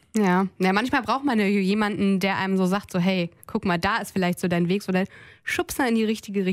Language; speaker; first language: German; native; German